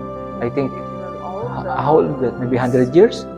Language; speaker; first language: English; non-native, learner; Filipino